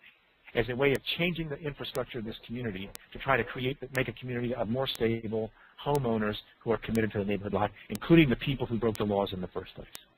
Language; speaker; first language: English; native; English